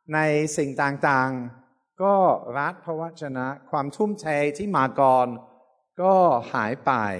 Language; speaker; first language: Thai; non-native, fluent; English